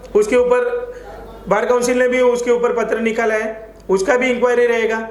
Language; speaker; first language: Hindi; non-native, local second language; Marathi